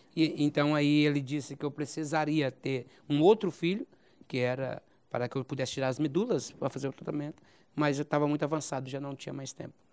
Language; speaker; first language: Portuguese; native; Portuguese